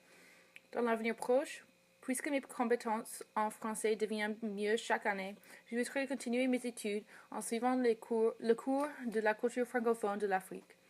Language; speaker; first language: French; non-native, fluent; English